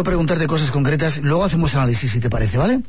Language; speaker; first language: Spanish; native; Spanish